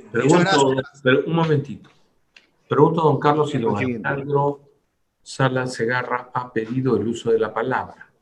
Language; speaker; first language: Spanish; native; Spanish